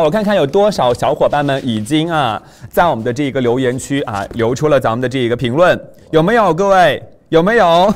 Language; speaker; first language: Chinese; native; Chinese